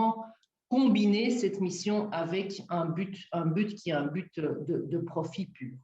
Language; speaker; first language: French; native; French